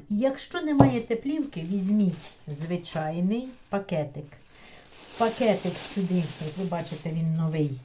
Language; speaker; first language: Ukrainian; non-native, local second language; Russian